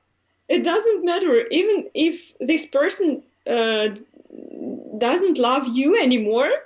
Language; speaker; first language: English; non-native, fluent; Russian